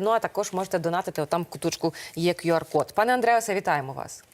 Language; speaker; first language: Ukrainian; native; Ukrainian